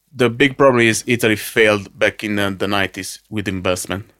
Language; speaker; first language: English; non-native, fluent; Italian